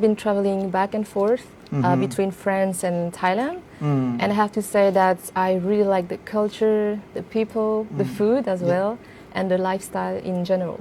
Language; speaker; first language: English; non-native, fluent; French